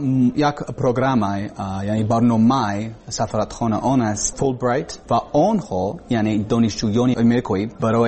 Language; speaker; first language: Persian; non-native, learner; English